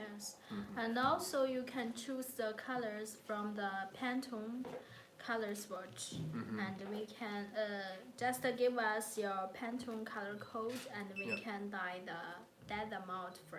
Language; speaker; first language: English; non-native, learner; Chinese